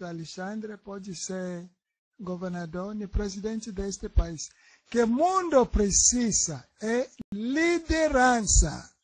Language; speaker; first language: Portuguese; non-native, learner; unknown